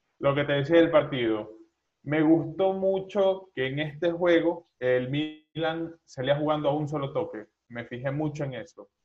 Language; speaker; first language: Spanish; native; Spanish